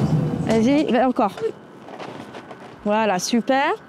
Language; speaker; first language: French; native; French